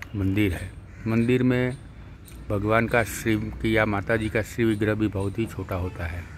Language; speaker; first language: Hindi; non-native, local second language; Gujarati